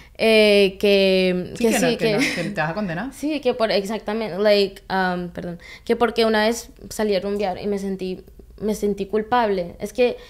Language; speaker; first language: Spanish; early bilingual, heritage; Spanish